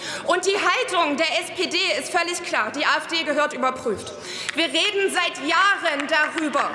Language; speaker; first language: German; early bilingual, other home language; Arabic